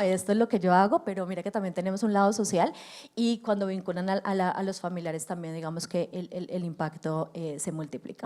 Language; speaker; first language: Spanish; native; Spanish